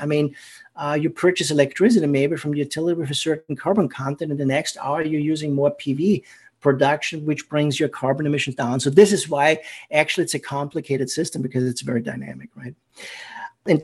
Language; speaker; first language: English; non-native, fluent; German